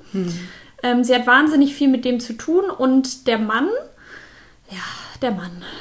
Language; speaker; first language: German; native; German